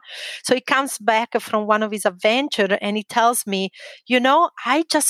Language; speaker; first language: English; non-native, fluent; Italian